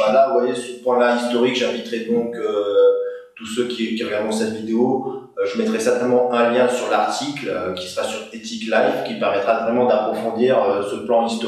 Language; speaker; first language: French; native; French